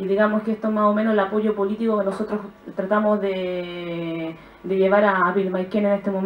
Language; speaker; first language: Spanish; native; Spanish